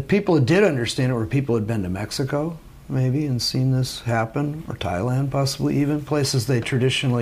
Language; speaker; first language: English; native; English